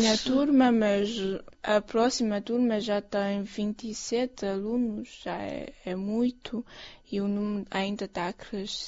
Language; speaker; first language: Portuguese; non-native, fluent; Chinese